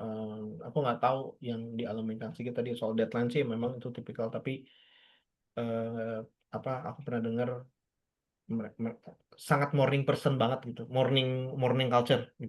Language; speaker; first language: Indonesian; native; Indonesian